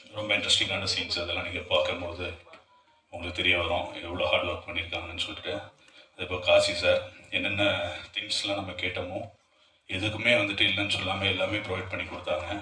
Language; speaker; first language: Tamil; native; Tamil